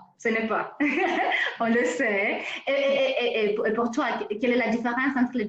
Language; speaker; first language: French; non-native, fluent; English